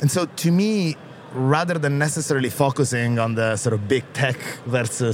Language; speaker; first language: English; non-native, fluent; Italian